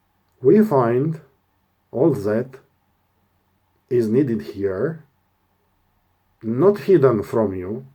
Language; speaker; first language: English; non-native, learner; Romanian